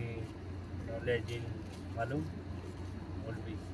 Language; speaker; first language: English; non-native, learner; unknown